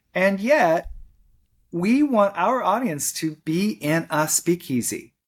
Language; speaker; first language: English; native; English